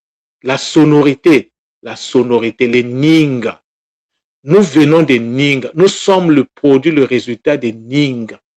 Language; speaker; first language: French; non-native, local second language; Kongo